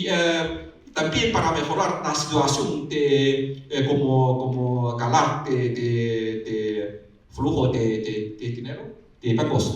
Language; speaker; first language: Spanish; non-native, learner; Chinese